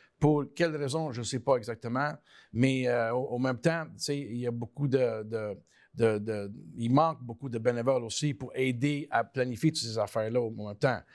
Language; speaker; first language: French; early bilingual, other home language; Italian